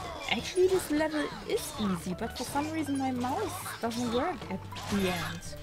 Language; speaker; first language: English; non-native, fluent; German